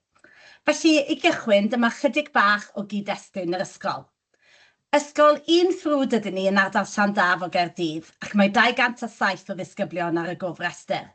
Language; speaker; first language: Welsh; native; Welsh